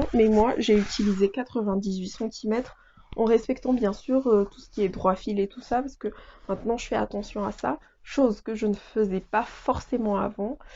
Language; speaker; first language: French; native; French